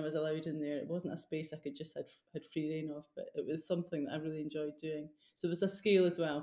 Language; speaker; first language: English; native; English